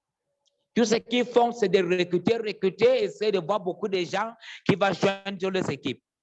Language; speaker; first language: French; non-native, fluent; English